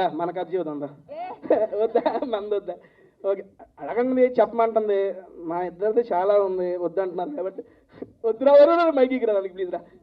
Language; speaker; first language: Telugu; native; Telugu